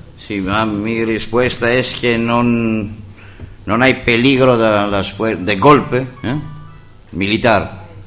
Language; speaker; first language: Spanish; non-native, learner; Greek